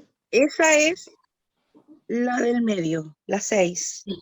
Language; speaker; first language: Spanish; native; Spanish